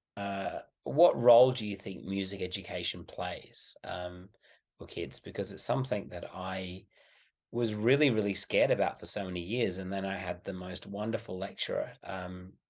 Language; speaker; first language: English; native; English